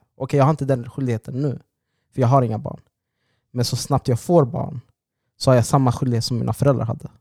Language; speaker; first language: Swedish; native; Swedish